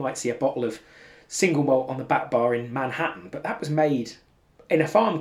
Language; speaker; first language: English; native; English